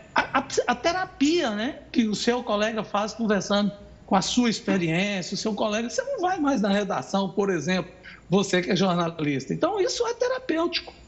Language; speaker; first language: Portuguese; native; Portuguese